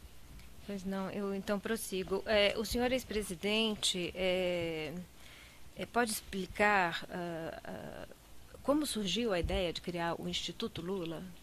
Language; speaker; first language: Portuguese; native; Portuguese